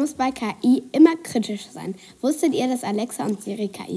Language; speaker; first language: German; native; German